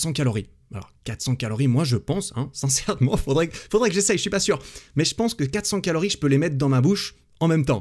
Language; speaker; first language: French; native; French